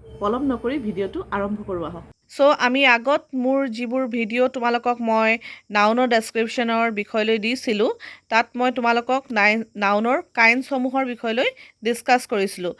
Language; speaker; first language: Assamese; native; Assamese